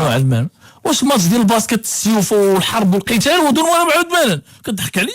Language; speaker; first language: Arabic; native; Arabic